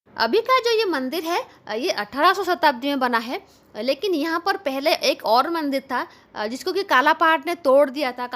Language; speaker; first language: Hindi; non-native, local second language; Bangla